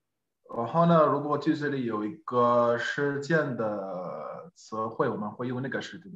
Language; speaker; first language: Chinese; non-native, fluent; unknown